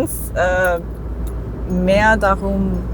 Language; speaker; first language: German; non-native, learner; Persian